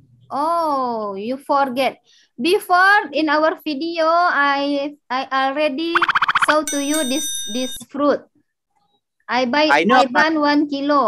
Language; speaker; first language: English; non-native, learner; Indonesian